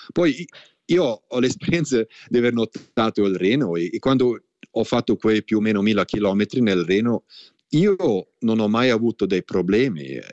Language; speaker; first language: Italian; non-native, local second language; German